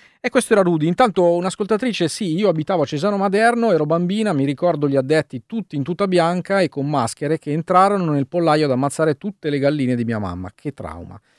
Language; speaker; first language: Italian; native; Italian